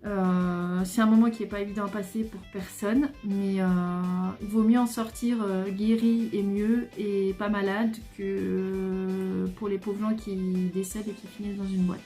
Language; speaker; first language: French; native; French